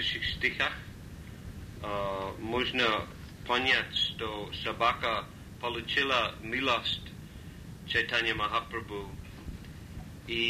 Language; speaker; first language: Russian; non-native, learner; English